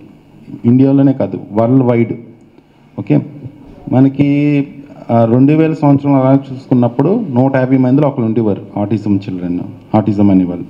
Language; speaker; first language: Telugu; native; Telugu